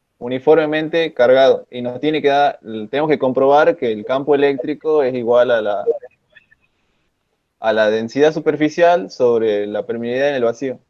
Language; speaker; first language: Spanish; native; Spanish